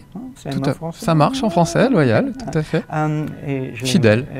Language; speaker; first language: French; native; French